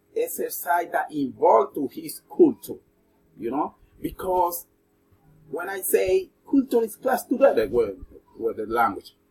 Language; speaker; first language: English; non-native, learner; Spanish